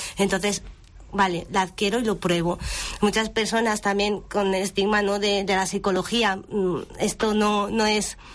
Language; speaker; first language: Spanish; native; Spanish